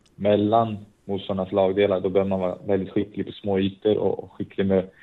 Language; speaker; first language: Swedish; native; Swedish